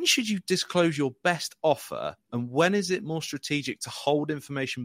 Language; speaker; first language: English; native; English